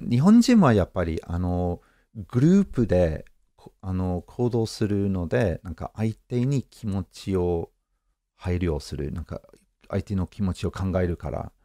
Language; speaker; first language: Japanese; non-native, fluent; English